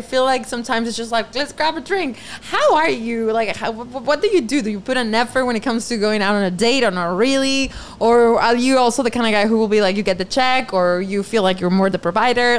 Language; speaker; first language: English; non-native, fluent; Spanish